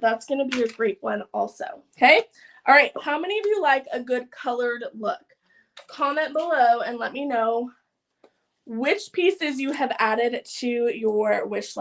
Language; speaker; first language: English; native; English